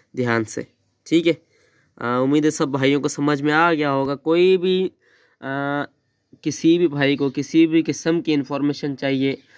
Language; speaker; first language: Urdu; non-native, local second language; Sindhi